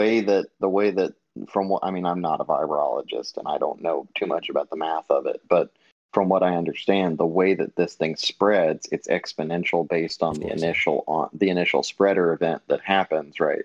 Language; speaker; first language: English; native; English